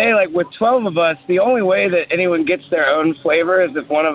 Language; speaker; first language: English; native; English